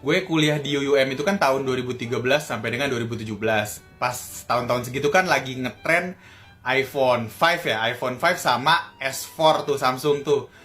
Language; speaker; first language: Indonesian; native; Indonesian